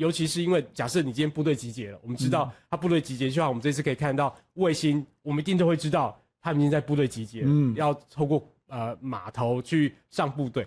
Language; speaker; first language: Chinese; native; Chinese